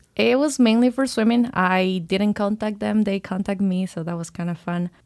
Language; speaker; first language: English; non-native, fluent; Spanish